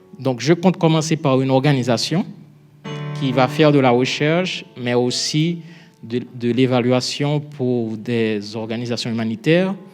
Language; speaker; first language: French; non-native, local second language; Haitian Creole